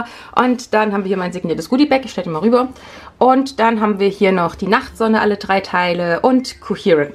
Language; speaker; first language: German; native; German